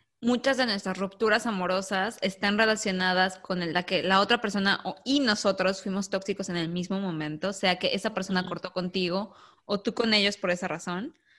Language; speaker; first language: Spanish; native; Spanish